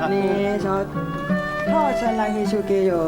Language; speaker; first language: Korean; non-native, learner; Thai